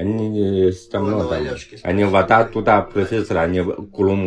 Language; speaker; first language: Russian; non-native, learner; Chinese